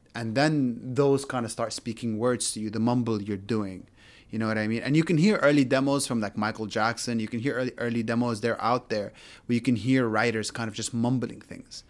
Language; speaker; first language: English; non-native, fluent; Arabic